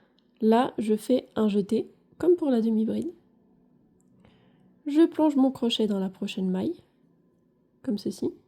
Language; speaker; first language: French; native; French